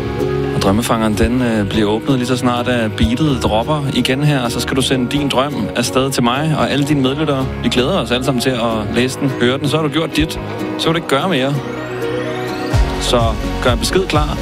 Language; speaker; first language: Danish; native; Danish